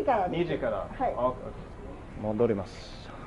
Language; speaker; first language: Japanese; non-native, learner; English